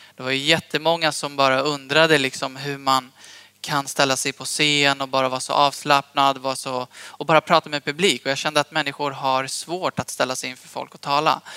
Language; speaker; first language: Swedish; early bilingual, other home language; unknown